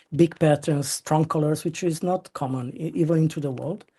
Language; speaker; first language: English; non-native, fluent; Romanian